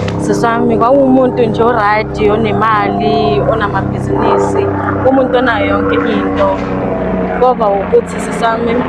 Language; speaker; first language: Zulu; native; Zulu